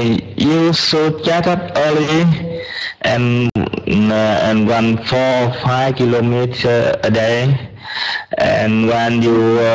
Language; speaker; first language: English; non-native, learner; Vietnamese